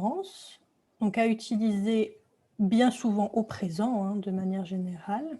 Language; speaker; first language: French; native; French